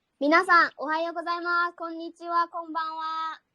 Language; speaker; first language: Japanese; non-native, learner; Burmese